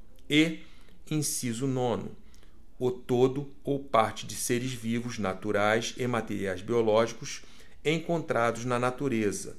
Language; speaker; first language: Portuguese; native; Portuguese